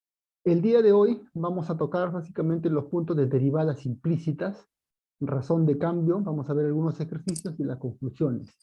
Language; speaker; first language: Spanish; native; Spanish